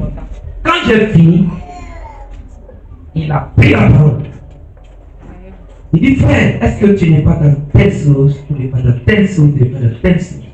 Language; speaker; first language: French; non-native, local second language; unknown